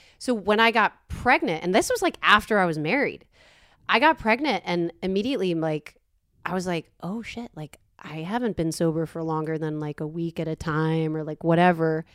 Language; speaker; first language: English; native; English